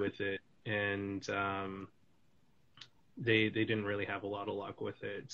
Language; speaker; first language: English; native; English